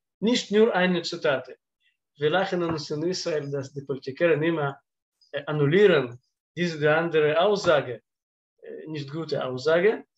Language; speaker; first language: German; non-native, fluent; Russian